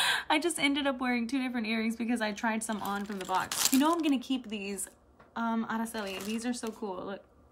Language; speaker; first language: English; early bilingual, other home language; Spanish